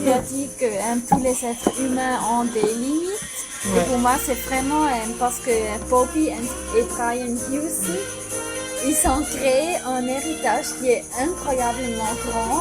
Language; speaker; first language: French; non-native, fluent; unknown